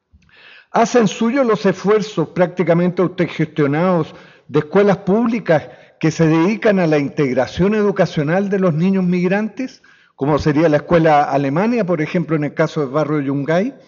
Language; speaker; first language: Spanish; native; Spanish